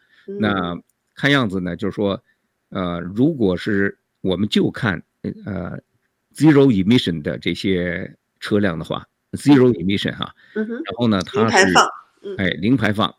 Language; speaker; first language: Chinese; native; Chinese